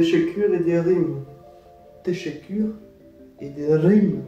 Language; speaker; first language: Turkish; non-native, learner; French